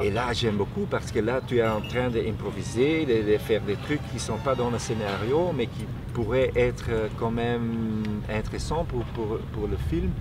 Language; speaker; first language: French; non-native, local second language; Dutch